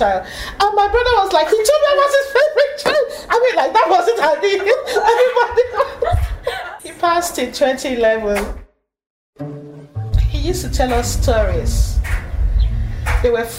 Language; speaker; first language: English; non-native, local second language; Igbo